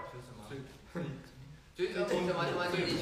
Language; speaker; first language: Chinese; non-native, fluent; Thai